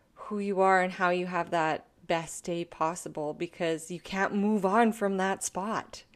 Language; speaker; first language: English; native; English